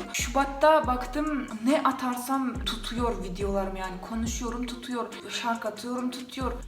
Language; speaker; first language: Turkish; non-native, fluent; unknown